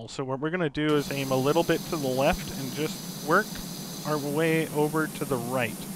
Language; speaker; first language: English; native; English